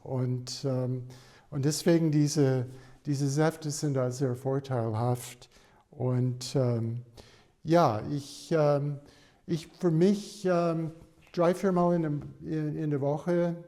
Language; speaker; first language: German; non-native, fluent; English